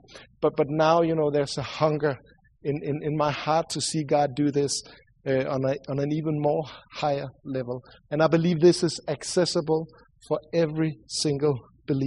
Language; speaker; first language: English; non-native, fluent; Swedish